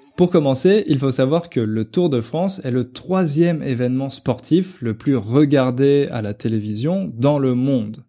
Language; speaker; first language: French; native; French